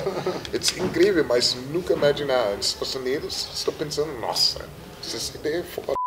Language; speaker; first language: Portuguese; non-native, learner; English